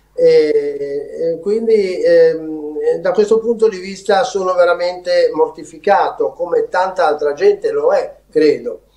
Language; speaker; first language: Italian; native; Italian